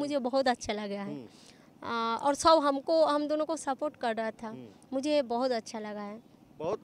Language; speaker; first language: Hindi; non-native, local second language; Bangla